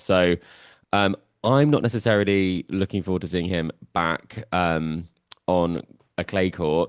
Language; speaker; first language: English; native; English